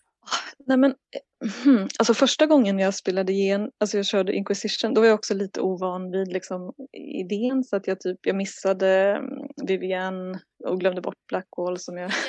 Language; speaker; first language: Swedish; native; Swedish